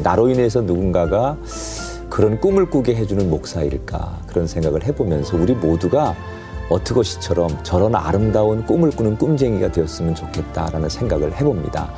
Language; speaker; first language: Korean; native; Korean